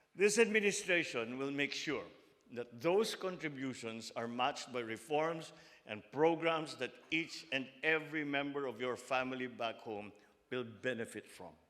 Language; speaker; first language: English; non-native, local second language; Filipino